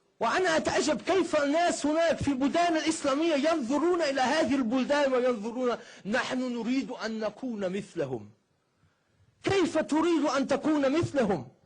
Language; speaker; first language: Egyptian Arabic; non-native, fluent; German